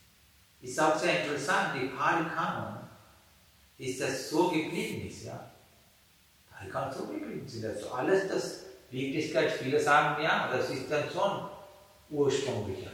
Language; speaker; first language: German; non-native, fluent; Sinhala